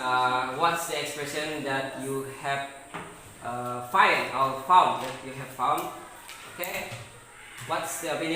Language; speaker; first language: English; non-native, fluent; Indonesian